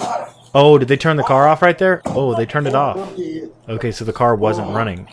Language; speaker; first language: English; native; English